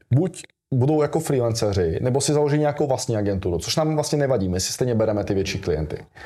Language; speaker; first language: Czech; early bilingual, other home language; Russian